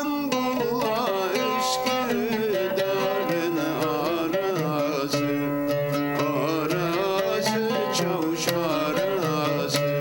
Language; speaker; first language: Turkish; native; Turkish